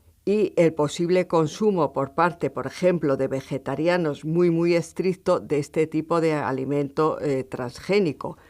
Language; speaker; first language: Spanish; native; Spanish